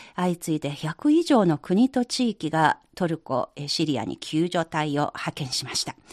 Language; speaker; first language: Japanese; non-native, fluent; Chinese